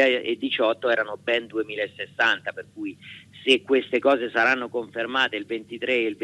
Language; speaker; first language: Italian; native; Italian